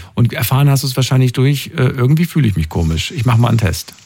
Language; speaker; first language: German; native; German